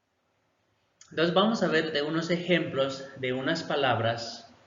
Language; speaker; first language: Spanish; non-native, local second language; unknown